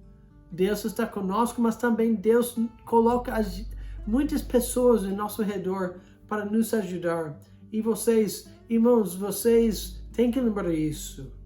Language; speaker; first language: Portuguese; non-native, fluent; English